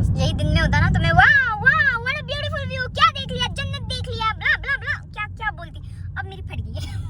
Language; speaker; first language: Hindi; non-native, local second language; Marathi